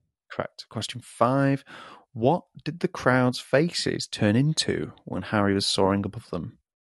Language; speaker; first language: English; native; English